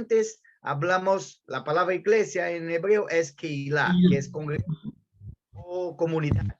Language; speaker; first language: Spanish; non-native, fluent; Portuguese